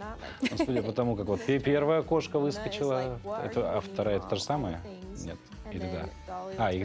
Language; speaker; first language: Russian; native; Russian